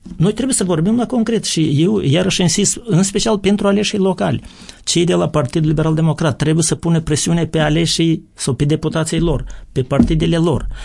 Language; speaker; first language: Romanian; native; Romanian